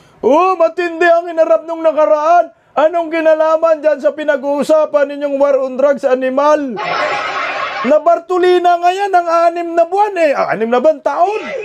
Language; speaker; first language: Filipino; non-native, local second language; Cebuano